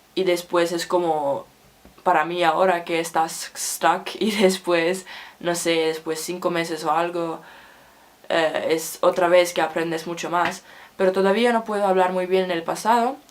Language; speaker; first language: Spanish; non-native, learner; Finnish